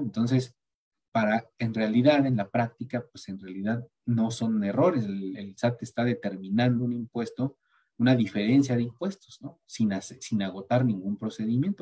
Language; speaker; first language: Spanish; native; Spanish